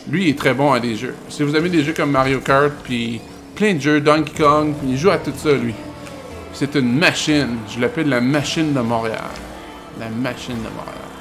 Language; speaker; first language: French; native; French